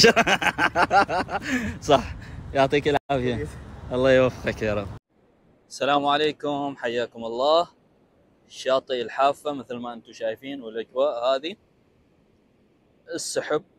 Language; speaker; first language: Arabic; native; Arabic